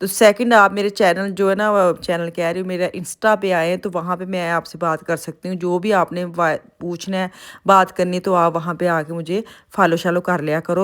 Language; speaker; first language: Hindi; non-native, local second language; Punjabi